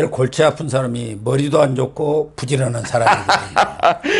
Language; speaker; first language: Korean; native; Korean